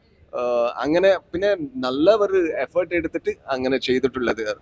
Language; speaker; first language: Malayalam; non-native, learner; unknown